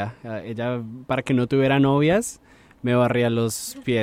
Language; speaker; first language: Spanish; native; Spanish